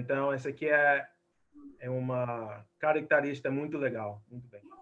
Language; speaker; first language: Portuguese; non-native, fluent; English